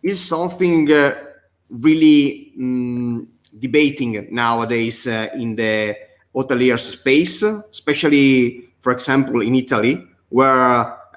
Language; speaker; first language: English; non-native, learner; Italian